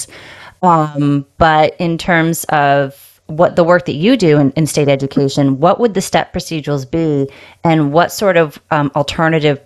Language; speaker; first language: English; native; English